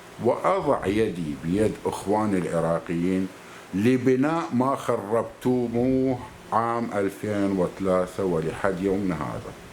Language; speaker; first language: Arabic; native; Arabic